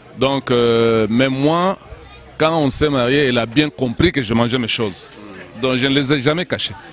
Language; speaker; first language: French; non-native, local second language; Lingala